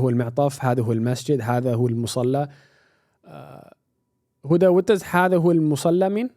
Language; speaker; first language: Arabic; non-native, fluent; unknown